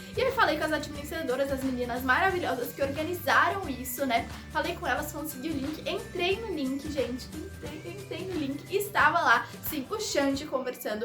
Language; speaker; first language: Portuguese; native; Portuguese